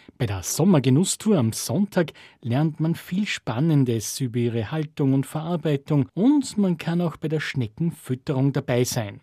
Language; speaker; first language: German; native; German